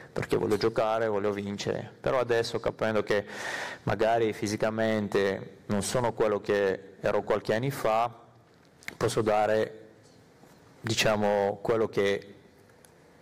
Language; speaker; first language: Italian; non-native, fluent; Armenian